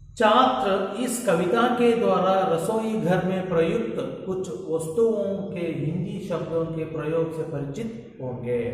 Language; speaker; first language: Hindi; non-native, local second language; Kannada